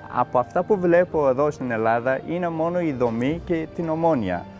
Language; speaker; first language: Greek; non-native, fluent; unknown